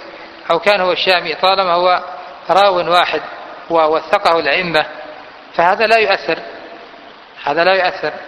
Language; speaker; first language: Arabic; native; Arabic